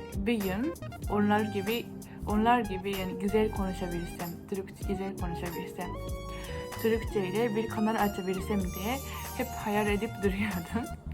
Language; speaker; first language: Turkish; non-native, fluent; Japanese